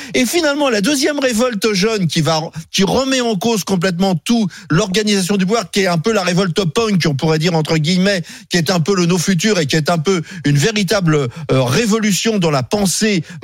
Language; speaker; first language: French; native; French